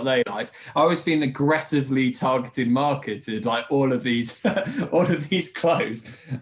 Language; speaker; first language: English; native; English